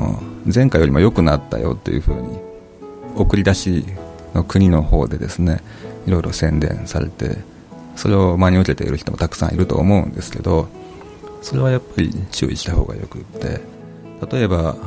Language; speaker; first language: Japanese; native; Japanese